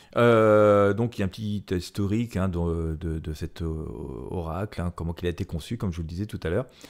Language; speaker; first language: French; native; French